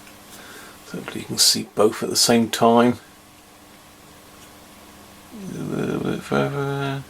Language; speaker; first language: English; native; English